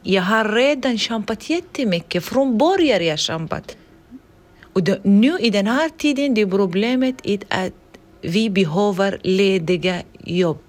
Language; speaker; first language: Swedish; non-native, learner; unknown